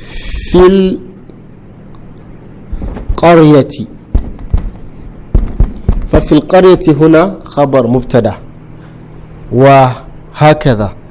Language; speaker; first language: Arabic; non-native, fluent; Hausa